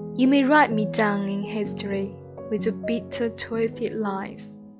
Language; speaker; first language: English; non-native, fluent; Chinese